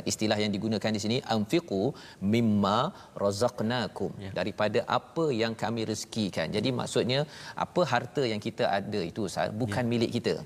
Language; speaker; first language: Malay; native; Malay